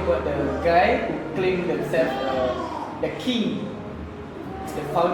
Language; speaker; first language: English; non-native, fluent; Indonesian